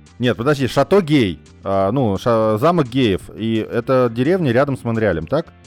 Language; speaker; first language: Russian; native; Russian